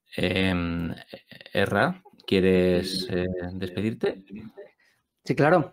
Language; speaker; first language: Spanish; native; Spanish